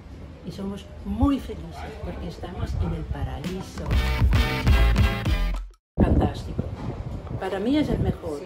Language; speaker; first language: Spanish; non-native, fluent; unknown